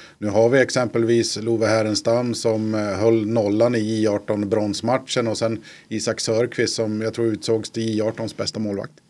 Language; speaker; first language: Swedish; native; Swedish